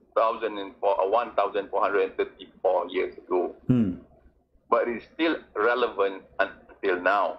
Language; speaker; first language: English; non-native, local second language; Malay